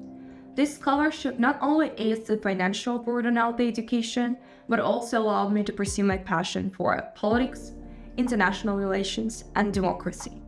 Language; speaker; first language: English; non-native, fluent; Ukrainian